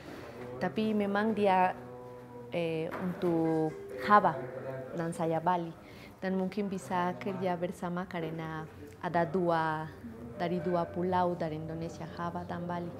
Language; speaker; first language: Indonesian; non-native, learner; Spanish